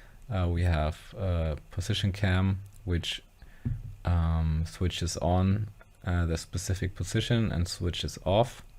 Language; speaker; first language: English; non-native, fluent; German